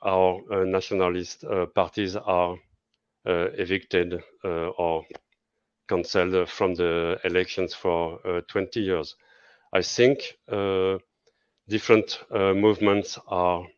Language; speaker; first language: English; non-native, fluent; French